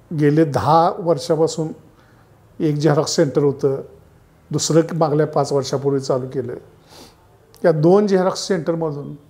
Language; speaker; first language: Marathi; native; Marathi